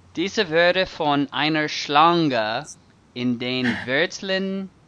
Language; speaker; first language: German; non-native, learner; English